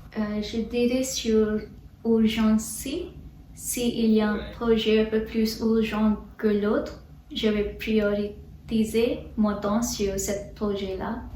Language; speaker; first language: French; non-native, learner; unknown